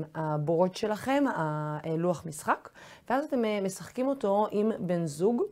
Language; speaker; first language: Hebrew; native; Hebrew